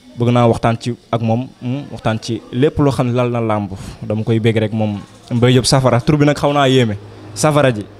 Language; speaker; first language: Wolof; native; Wolof